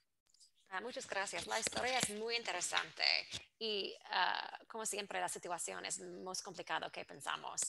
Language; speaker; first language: Spanish; non-native, fluent; English